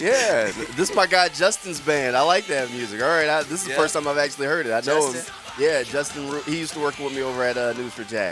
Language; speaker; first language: English; native; English